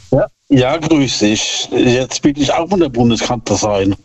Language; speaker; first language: German; native; German